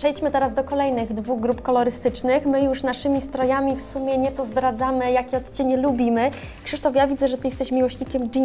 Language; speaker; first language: Polish; native; Polish